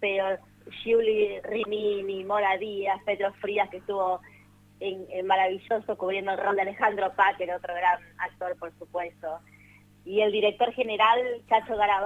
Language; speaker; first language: Spanish; native; Spanish